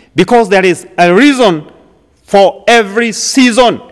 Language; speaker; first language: English; non-native, local second language; Swahili